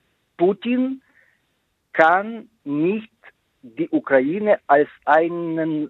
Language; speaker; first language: German; non-native, fluent; Ukrainian